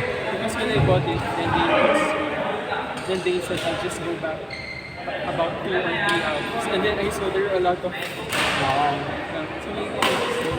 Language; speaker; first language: English; non-native, local second language; Filipino